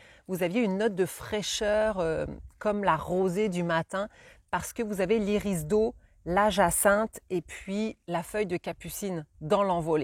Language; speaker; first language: French; native; French